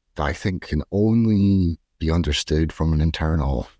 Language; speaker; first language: English; native; English